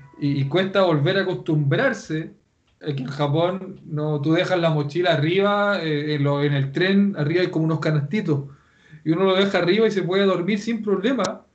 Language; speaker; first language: Spanish; native; Spanish